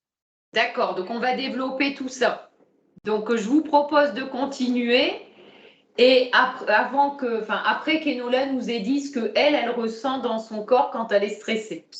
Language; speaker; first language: French; native; French